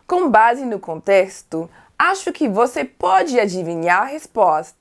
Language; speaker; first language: Portuguese; non-native, fluent; English